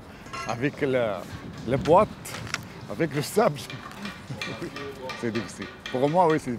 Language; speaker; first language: French; non-native, learner; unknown